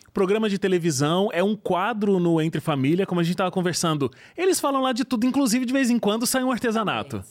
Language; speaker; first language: Portuguese; native; Portuguese